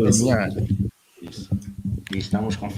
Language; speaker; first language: Portuguese; non-native, fluent; French